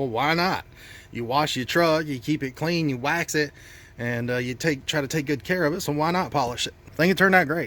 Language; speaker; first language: English; native; English